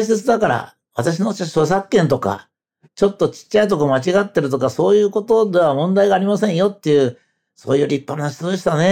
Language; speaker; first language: Japanese; native; Japanese